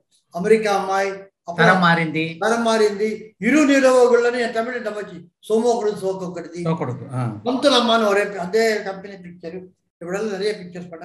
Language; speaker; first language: Tamil; non-native, local second language; Telugu